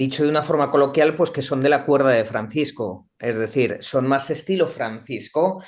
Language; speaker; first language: Spanish; native; Spanish